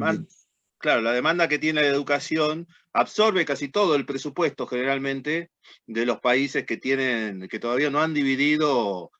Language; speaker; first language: Spanish; native; Spanish